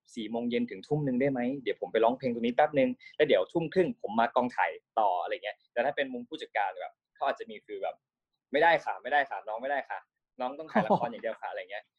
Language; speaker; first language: Thai; native; Thai